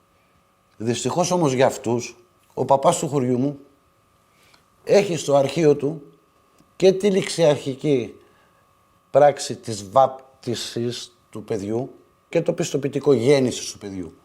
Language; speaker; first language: Greek; native; Greek